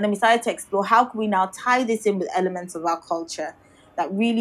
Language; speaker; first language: English; non-native, local second language; Yoruba